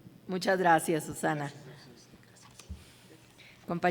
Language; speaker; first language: Spanish; native; Spanish